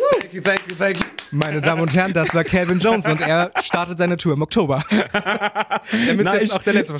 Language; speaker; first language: German; native; German